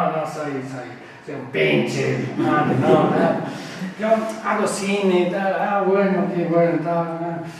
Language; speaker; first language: Spanish; non-native, local second language; Galician